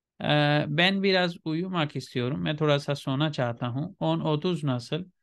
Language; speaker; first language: Urdu; native; Urdu